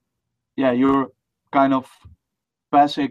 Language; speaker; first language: English; non-native, fluent; Dutch